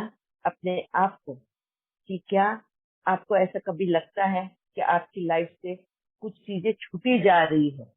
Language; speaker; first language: Hindi; native; Hindi